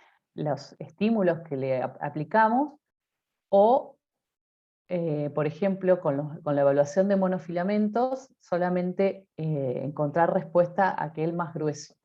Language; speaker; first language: Spanish; native; Spanish